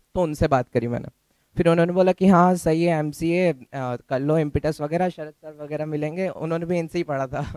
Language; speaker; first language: Hindi; native; Hindi